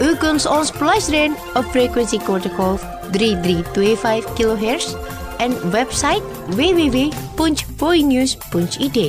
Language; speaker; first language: Dutch; non-native, learner; Indonesian